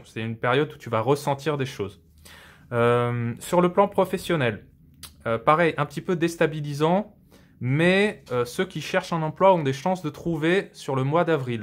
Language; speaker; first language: French; native; French